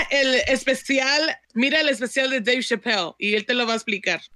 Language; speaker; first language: Spanish; early bilingual, other home language; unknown